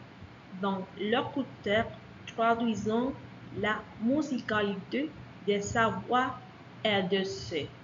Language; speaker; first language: French; non-native, learner; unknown